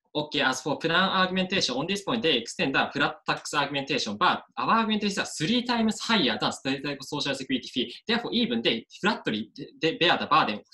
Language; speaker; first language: English; non-native, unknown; Japanese